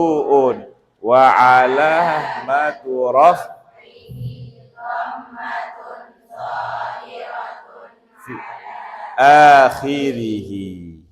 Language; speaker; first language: Arabic; non-native, fluent; Indonesian